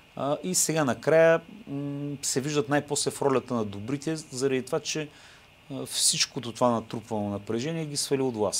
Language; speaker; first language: Bulgarian; native; Bulgarian